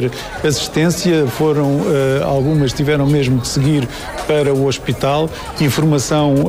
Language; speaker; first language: Portuguese; native; Portuguese